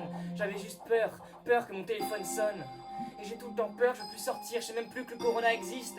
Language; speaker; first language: French; native; French